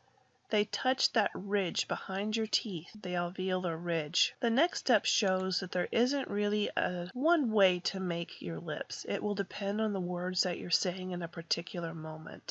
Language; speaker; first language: English; native; English